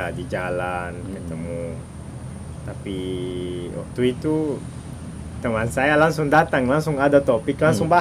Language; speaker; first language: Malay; non-native, fluent; Arabic